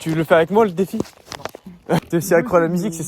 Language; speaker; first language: French; native; French